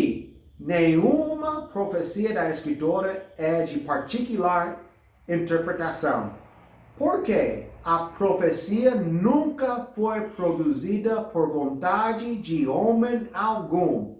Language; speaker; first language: Portuguese; non-native, fluent; English